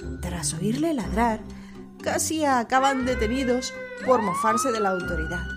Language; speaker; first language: Spanish; native; Spanish